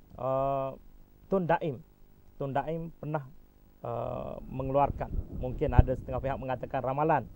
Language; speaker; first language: Malay; native; Malay